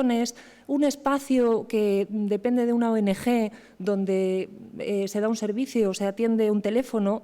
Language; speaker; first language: Spanish; native; Spanish